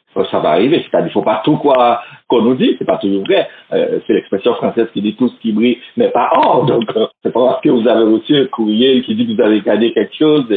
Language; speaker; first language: French; non-native, local second language; Haitian Creole